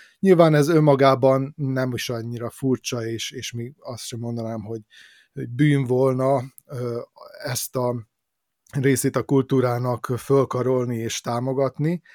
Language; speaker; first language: Hungarian; native; Hungarian